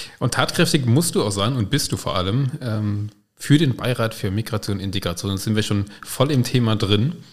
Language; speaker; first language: German; native; German